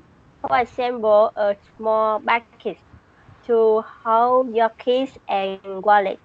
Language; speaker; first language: English; non-native, learner; Vietnamese